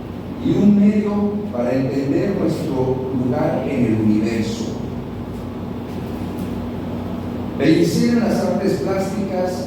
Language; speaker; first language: Spanish; native; Spanish